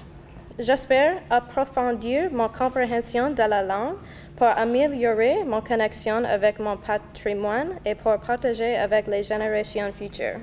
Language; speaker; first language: French; non-native, learner; English